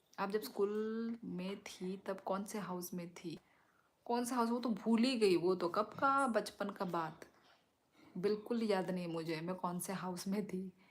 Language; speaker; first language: Hindi; non-native, local second language; Kok Borok